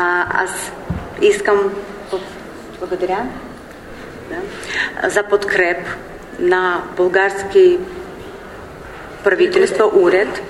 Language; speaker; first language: Bulgarian; non-native, learner; Ukrainian